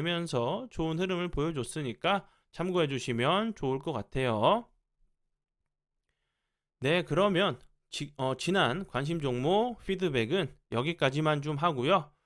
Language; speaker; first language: Korean; native; Korean